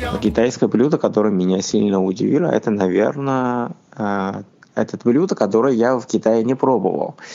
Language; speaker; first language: Russian; non-native, fluent; Chinese